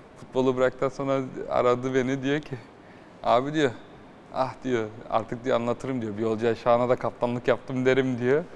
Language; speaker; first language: Turkish; early bilingual, heritage; Turkish